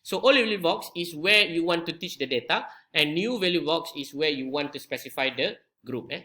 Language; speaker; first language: English; non-native, local second language; Malay